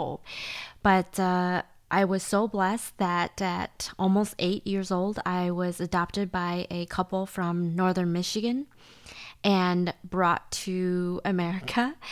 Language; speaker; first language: English; early bilingual, other home language; Chinese